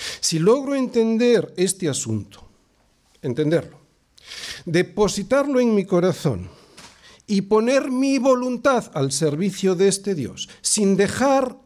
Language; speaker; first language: Spanish; native; Spanish